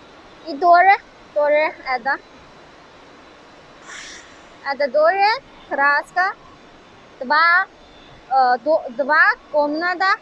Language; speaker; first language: Russian; non-native, learner; Chinese